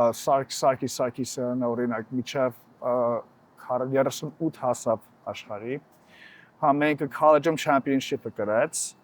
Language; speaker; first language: Armenian; early bilingual, heritage; Armenian